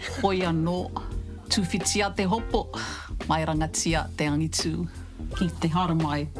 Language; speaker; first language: Māori; non-native, fluent; Malayalam